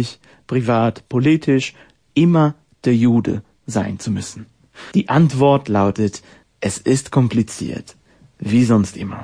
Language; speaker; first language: German; non-native, fluent; Hebrew